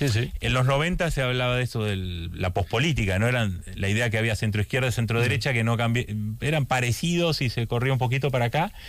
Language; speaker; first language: Spanish; native; Spanish